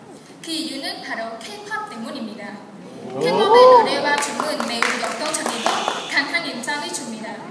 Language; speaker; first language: Korean; non-native, learner; Khmer